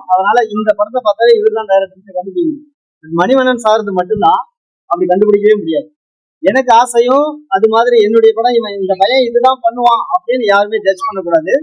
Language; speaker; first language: Tamil; native; Tamil